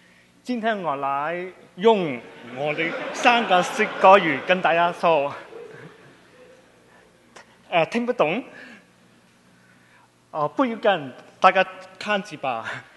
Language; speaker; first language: Chinese; non-native, local second language; Cantonese